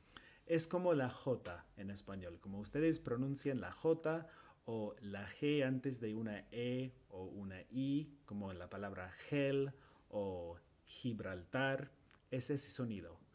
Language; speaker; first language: Spanish; non-native, fluent; English